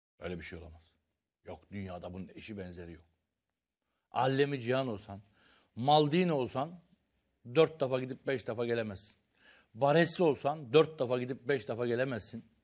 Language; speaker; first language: Turkish; native; Turkish